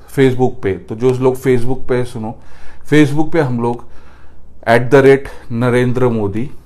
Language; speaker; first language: Hindi; non-native, local second language; Marathi